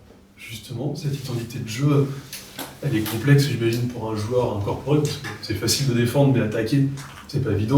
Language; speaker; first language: French; native; French